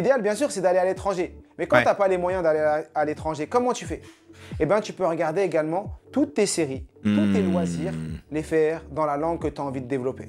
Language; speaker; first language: French; native; French